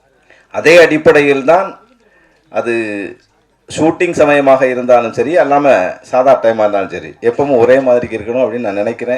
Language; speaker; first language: Tamil; native; Tamil